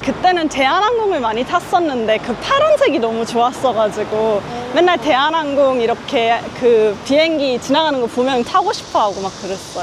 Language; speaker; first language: Korean; early bilingual, heritage; Korean